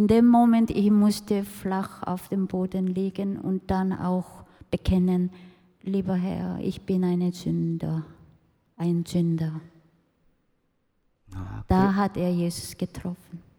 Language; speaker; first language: German; non-native, fluent; Korean